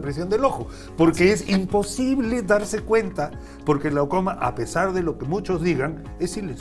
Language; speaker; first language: Spanish; native; Spanish